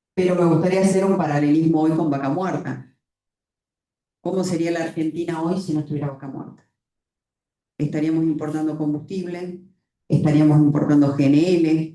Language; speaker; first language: Spanish; native; Spanish